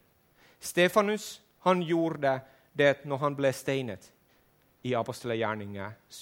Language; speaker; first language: Swedish; non-native, learner; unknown